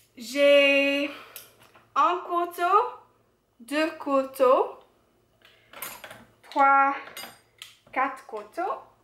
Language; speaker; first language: French; non-native, learner; English